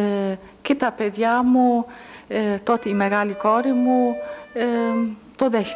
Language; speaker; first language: Greek; non-native, fluent; German